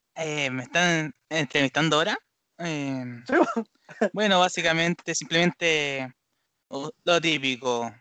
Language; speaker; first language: Spanish; non-native, learner; Japanese